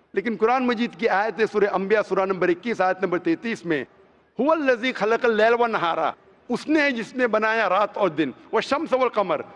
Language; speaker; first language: Hindi; non-native, local second language; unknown